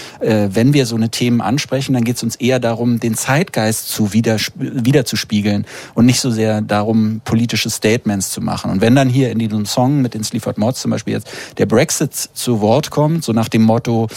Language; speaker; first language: German; native; German